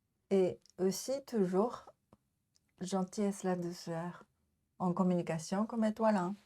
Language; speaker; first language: French; non-native, learner; Japanese